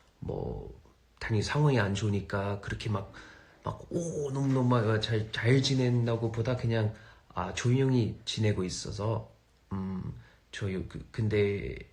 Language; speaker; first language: Korean; non-native, fluent; English